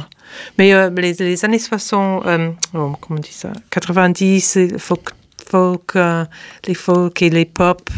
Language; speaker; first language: French; non-native, fluent; English